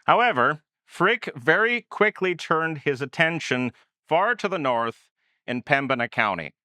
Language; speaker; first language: English; native; English